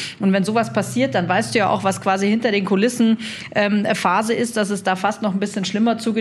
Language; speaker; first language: German; native; German